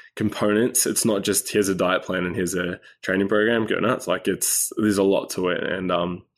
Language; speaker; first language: English; native; English